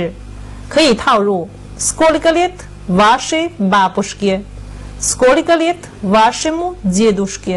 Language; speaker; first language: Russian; non-native, fluent; Chinese